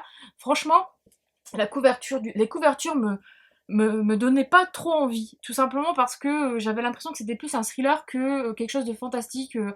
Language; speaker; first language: French; native; French